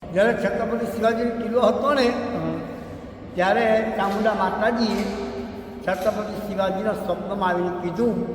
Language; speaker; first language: Gujarati; native; Gujarati